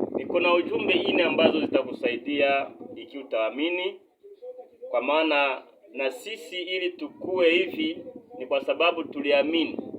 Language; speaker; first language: Swahili; non-native, local second language; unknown